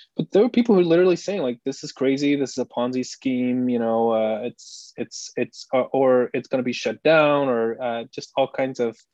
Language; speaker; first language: English; non-native, fluent; Dutch